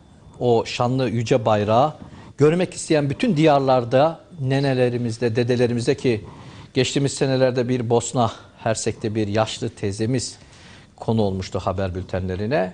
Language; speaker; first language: Turkish; native; Turkish